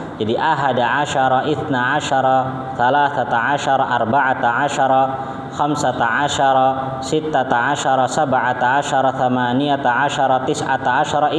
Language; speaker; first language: Arabic; non-native, fluent; Indonesian